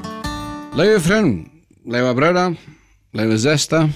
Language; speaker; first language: German; non-native, learner; Plautdietsch